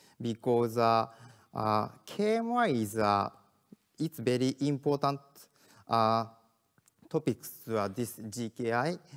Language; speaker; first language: English; non-native, learner; Japanese